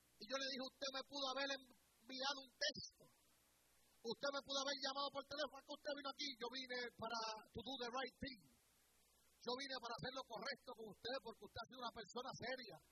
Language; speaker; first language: Spanish; native; Spanish